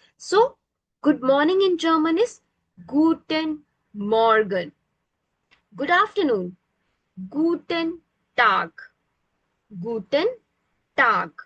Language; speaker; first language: German; non-native, fluent; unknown